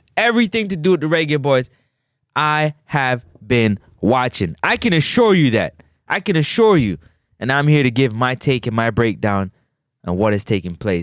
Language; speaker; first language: English; native; English